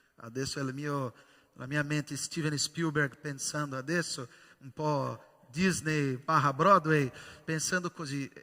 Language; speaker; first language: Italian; non-native, fluent; Portuguese